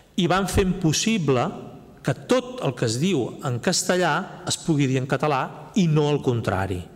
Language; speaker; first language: Catalan; native; Catalan